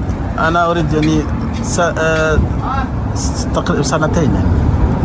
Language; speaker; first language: Arabic; non-native, learner; French